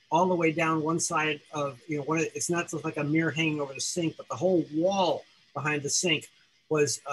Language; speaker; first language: English; native; English